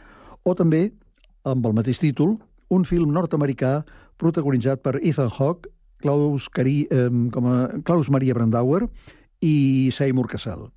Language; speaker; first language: Catalan; native; Catalan